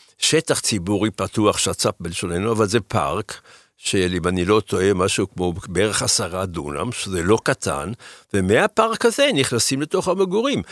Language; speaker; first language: Hebrew; early bilingual, other home language; German